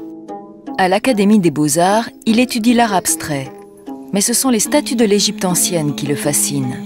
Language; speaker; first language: French; native; French